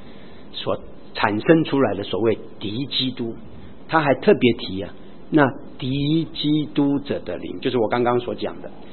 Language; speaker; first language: Chinese; native; Chinese